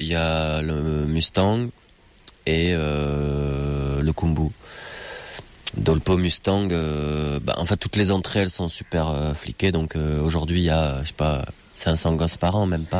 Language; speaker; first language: French; native; French